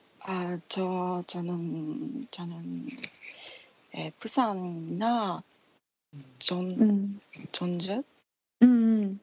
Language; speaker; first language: Korean; non-native, learner; Japanese